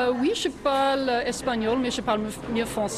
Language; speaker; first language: French; non-native, fluent; English